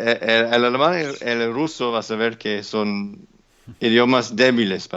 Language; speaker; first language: Spanish; non-native, fluent; English